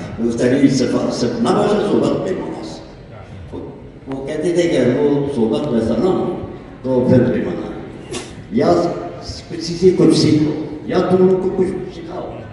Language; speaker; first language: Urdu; non-native, fluent; Persian